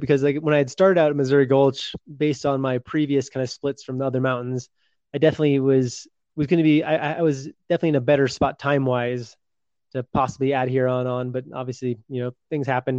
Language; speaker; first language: English; native; English